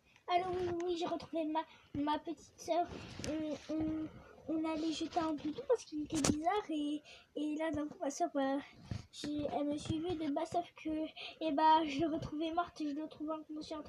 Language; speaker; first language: French; native; French